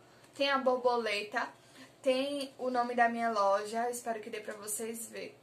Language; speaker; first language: Portuguese; native; Portuguese